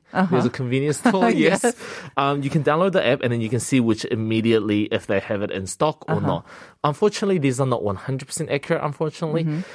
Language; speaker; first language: English; native; English